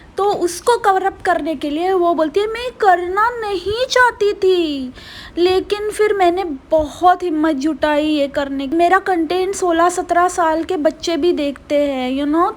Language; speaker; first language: Hindi; native; Hindi